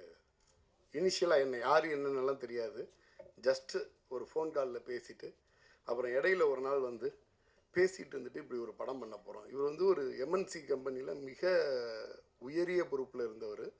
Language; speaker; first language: Tamil; native; Tamil